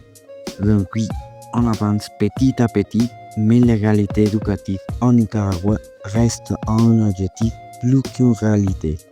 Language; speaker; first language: French; non-native, fluent; Spanish